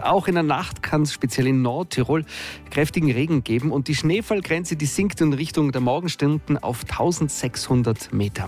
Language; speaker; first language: German; native; German